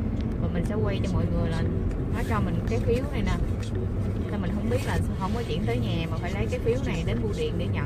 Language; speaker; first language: Vietnamese; native; Vietnamese